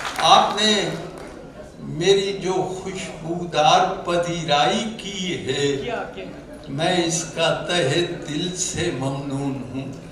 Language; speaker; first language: Urdu; non-native, local second language; Punjabi